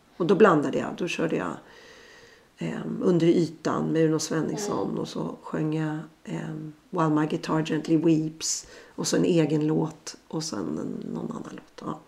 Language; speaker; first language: Swedish; native; Swedish